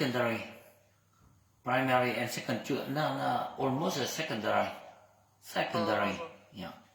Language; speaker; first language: English; non-native, learner; Vietnamese